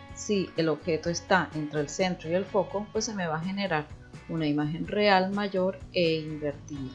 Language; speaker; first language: Spanish; native; Spanish